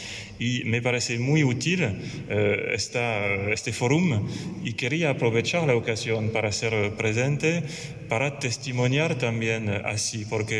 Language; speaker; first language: Spanish; non-native, fluent; French